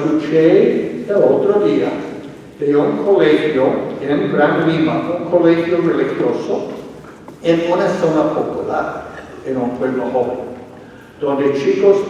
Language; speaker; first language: Spanish; non-native, fluent; English